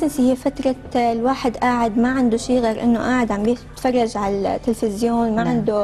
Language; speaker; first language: Arabic; native; Arabic